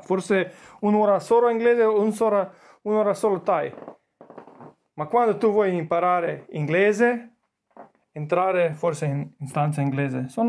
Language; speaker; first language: Italian; non-native, learner; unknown